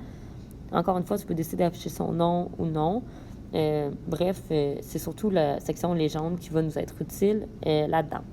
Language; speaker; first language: French; native; French